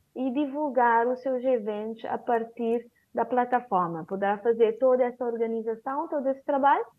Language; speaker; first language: Portuguese; non-native, local second language; Kabuverdianu